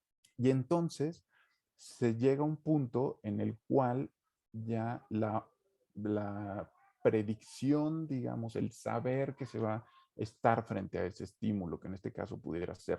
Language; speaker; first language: Spanish; native; Spanish